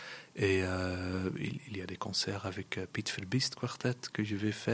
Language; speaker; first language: French; non-native, local second language; Dutch